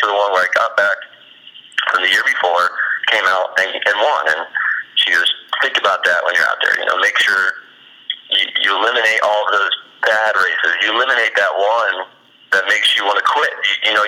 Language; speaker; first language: English; native; English